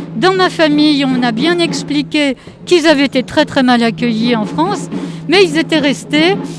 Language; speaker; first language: French; native; French